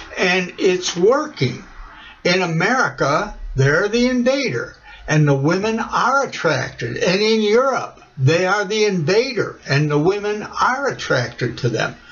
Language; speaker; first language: English; native; English